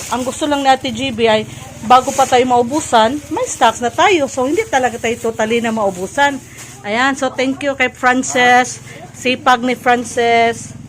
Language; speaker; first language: Filipino; non-native, local second language; Cebuano